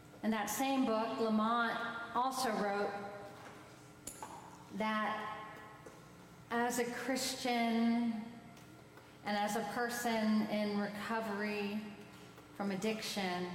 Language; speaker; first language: English; native; English